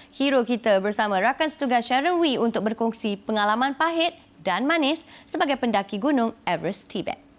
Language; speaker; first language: Malay; native; Malay